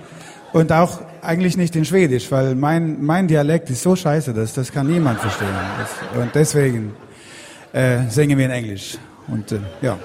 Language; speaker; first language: German; non-native, fluent; Swedish